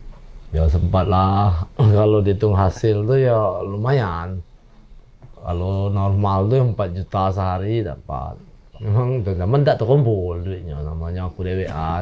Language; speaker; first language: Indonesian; non-native, local second language; Malay